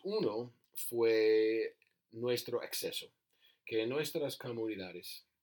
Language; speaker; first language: Spanish; non-native, learner; English